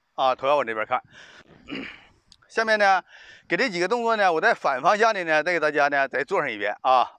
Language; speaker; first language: Chinese; native; Chinese